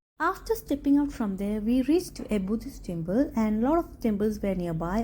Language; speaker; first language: English; non-native, local second language; Malayalam